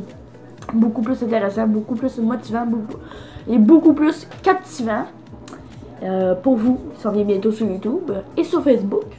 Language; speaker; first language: French; native; French